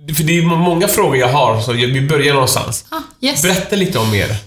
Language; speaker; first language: Swedish; non-native, fluent; Persian